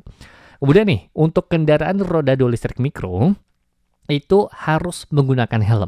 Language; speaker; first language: Indonesian; native; Indonesian